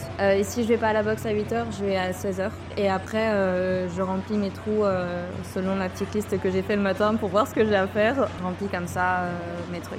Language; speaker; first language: French; native; French